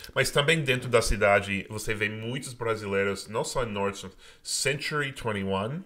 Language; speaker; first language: Portuguese; non-native, fluent; English